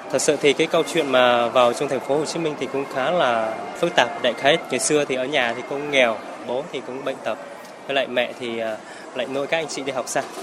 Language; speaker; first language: Vietnamese; non-native, local second language; Hmong